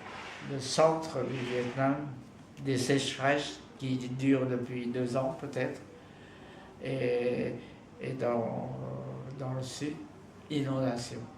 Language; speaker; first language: French; non-native, fluent; Vietnamese